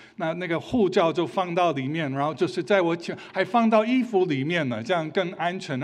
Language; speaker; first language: Chinese; early bilingual, other home language; English